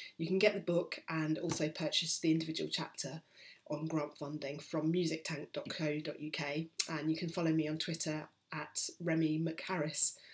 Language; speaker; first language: English; native; English